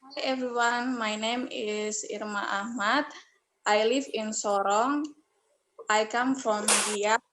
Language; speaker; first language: English; non-native, learner; Indonesian